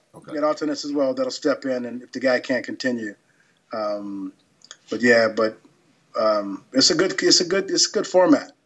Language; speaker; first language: English; native; English